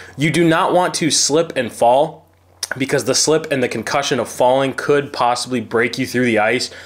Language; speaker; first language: English; native; English